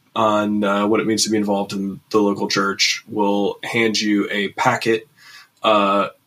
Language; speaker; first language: English; native; English